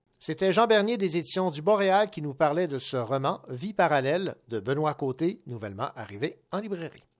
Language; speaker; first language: French; native; French